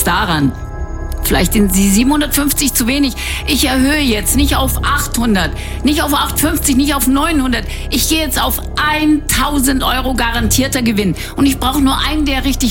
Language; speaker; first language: German; native; German